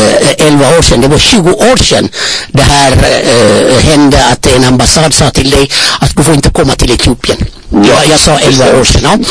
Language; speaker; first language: Swedish; non-native, fluent; Amharic